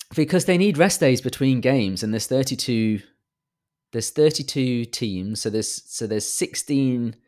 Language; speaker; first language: English; native; English